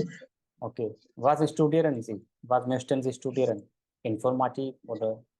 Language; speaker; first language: German; non-native, fluent; Hindi